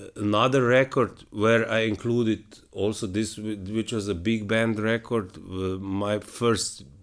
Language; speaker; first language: English; non-native, fluent; Slovenian